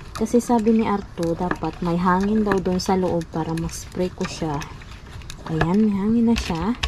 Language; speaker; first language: Filipino; non-native, local second language; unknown